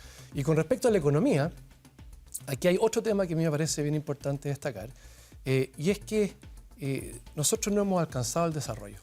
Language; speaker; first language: Spanish; native; Spanish